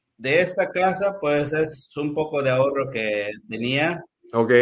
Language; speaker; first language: Spanish; native; Spanish